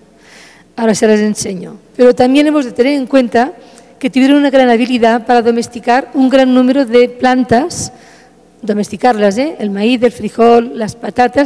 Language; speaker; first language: Spanish; native; Spanish